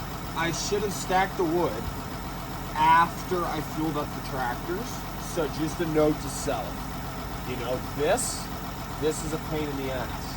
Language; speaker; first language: English; native; English